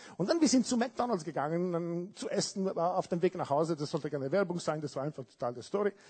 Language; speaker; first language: German; non-native, fluent; Italian